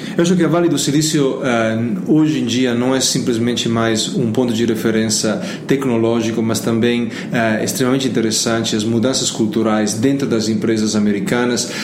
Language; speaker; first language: Portuguese; non-native, fluent; Italian